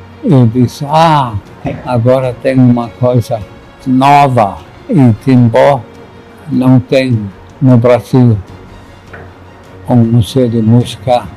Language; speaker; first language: Portuguese; non-native, fluent; German